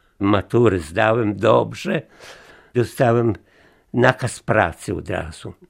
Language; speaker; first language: Polish; native; Polish